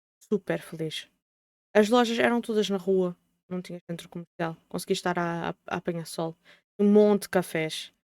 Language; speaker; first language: Portuguese; native; Portuguese